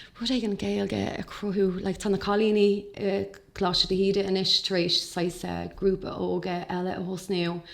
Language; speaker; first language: Irish; non-native, local second language; English